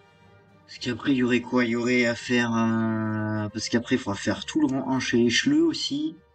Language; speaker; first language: French; native; French